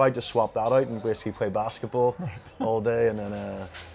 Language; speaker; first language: English; native; English